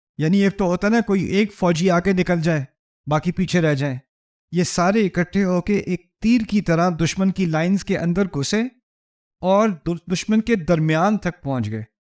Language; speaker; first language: Urdu; early bilingual, heritage; Urdu